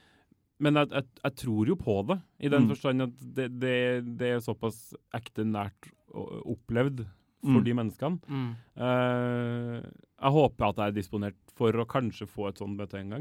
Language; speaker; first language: Norwegian; native; Norwegian